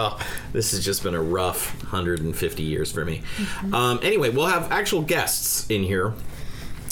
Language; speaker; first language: English; native; English